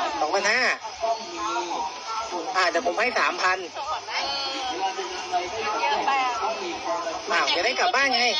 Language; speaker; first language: Thai; native; Thai